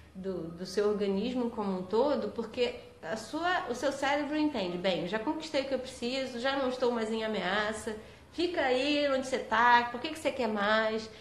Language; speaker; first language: Portuguese; native; Portuguese